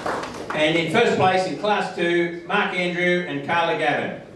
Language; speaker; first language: English; native; English